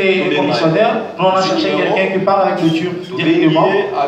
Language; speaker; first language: French; non-native, local second language; Lingala